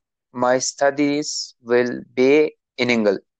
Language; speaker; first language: English; non-native, learner; Turkish